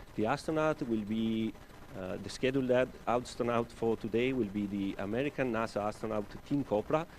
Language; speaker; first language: English; non-native, fluent; Italian